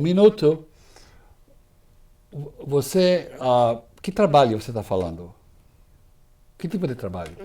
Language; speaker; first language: Portuguese; non-native, fluent; English